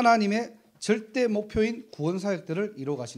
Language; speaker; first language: Korean; native; Korean